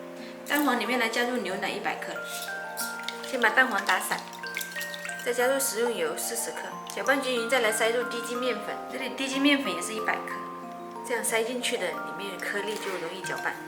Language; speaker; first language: Chinese; native; Chinese